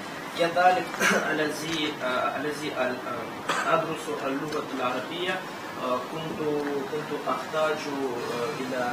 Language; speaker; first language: Arabic; non-native, learner; Russian